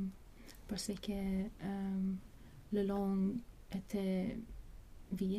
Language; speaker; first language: French; non-native, learner; Latvian